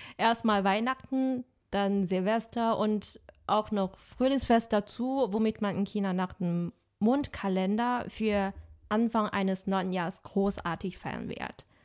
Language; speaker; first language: German; non-native, fluent; Chinese